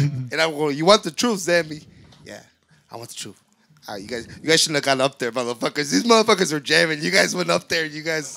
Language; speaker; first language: English; early bilingual, other home language; Spanish